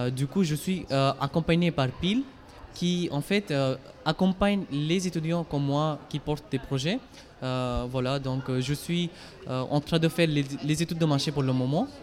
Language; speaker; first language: French; non-native, fluent; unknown